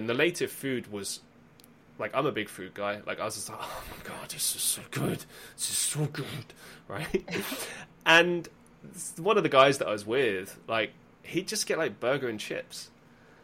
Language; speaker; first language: English; native; English